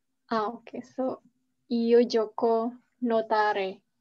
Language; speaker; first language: Italian; non-native, learner; Indonesian